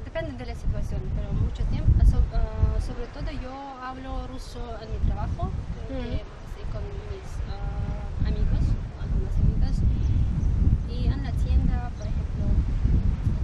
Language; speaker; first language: Spanish; non-native, learner; Kazakh